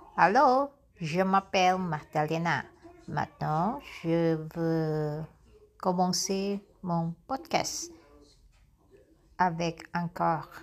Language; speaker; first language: French; non-native, learner; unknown